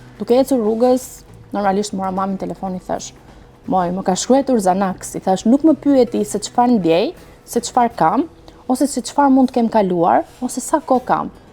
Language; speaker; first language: Albanian; early bilingual, heritage; Albanian